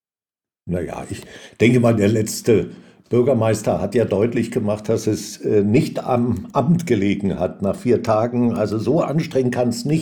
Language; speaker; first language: German; native; German